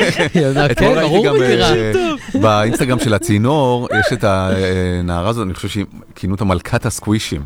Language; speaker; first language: Hebrew; native; Hebrew